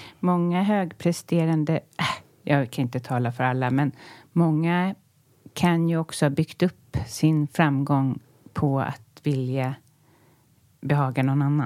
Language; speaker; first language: Swedish; native; Swedish